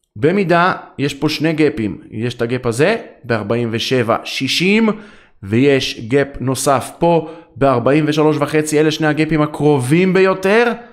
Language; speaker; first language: Hebrew; native; Hebrew